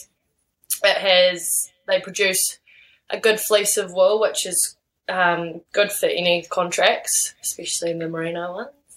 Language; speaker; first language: English; native; English